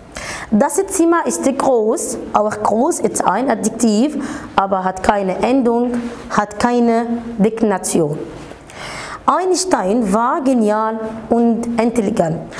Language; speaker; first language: German; non-native, fluent; Arabic